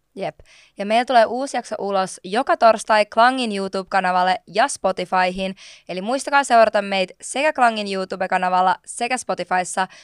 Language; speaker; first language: Finnish; native; Finnish